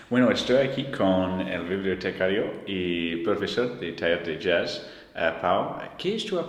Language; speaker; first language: Spanish; non-native, learner; English